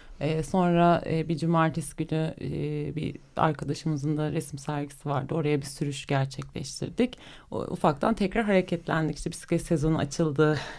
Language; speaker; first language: Turkish; native; Turkish